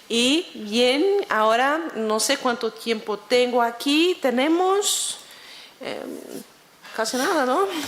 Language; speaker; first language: Spanish; non-native, fluent; Portuguese